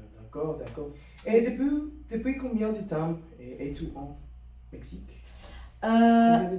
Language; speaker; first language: French; non-native, learner; Spanish